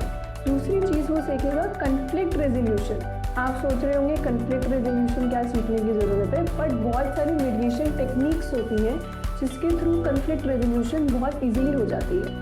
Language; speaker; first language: Hindi; native; Hindi